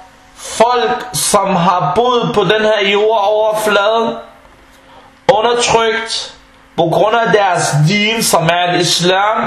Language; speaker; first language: Danish; non-native, local second language; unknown